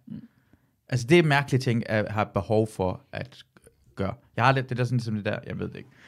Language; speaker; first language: Danish; early bilingual, other home language; Persian